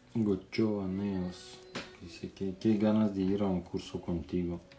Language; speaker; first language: Spanish; non-native, fluent; Romanian